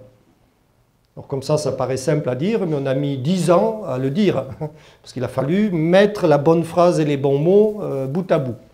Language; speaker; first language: French; early bilingual, other home language; German